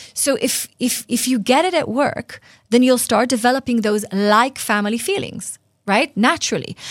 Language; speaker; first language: English; non-native, fluent; Hebrew